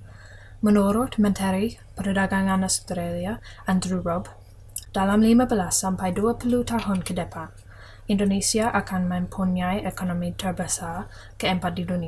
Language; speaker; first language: Indonesian; non-native, learner; English